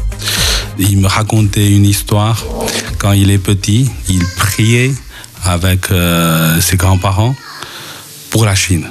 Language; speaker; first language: French; non-native, fluent; Chinese